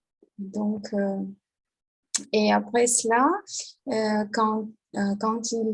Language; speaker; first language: French; non-native, learner; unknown